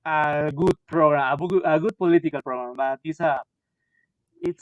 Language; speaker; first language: English; non-native, learner; Spanish